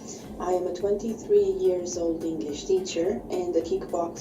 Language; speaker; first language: English; non-native, fluent; Bosnian